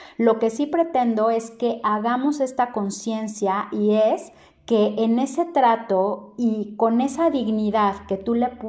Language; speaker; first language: Spanish; native; Spanish